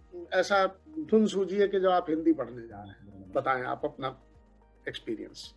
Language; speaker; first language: Hindi; native; Hindi